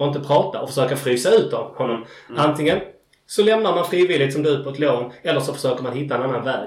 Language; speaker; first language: Swedish; native; Swedish